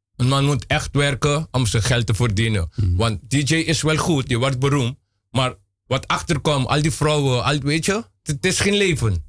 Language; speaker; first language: Dutch; non-native, local second language; Papiamento